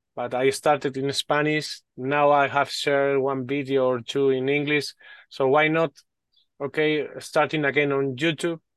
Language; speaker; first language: English; non-native, learner; Spanish